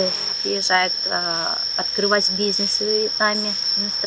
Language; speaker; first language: Russian; early bilingual, other home language; Vietnamese